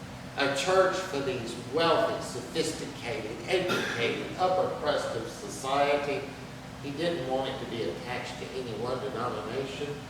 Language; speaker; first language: English; native; English